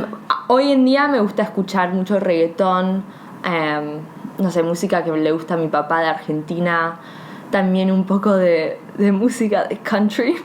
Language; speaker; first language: Spanish; early bilingual, heritage; Spanish